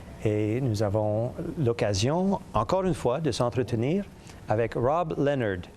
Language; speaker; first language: French; native; French